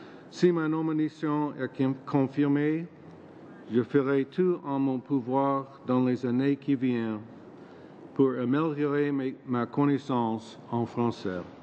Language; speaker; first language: French; non-native, learner; English